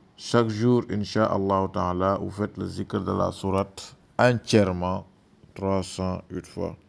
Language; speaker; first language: French; non-native, local second language; Wolof